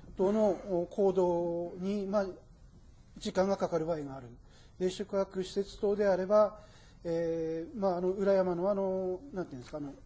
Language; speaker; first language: Japanese; native; Japanese